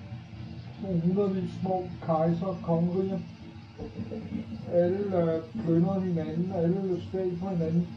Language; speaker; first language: Danish; non-native, fluent; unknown